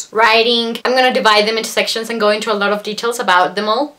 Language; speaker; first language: English; non-native, fluent; Spanish